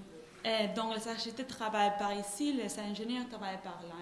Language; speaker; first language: French; non-native, fluent; Spanish